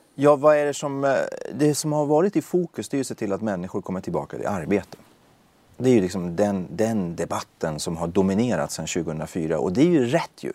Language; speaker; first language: Swedish; early bilingual, other home language; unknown